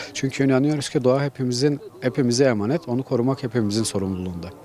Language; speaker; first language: Turkish; native; Turkish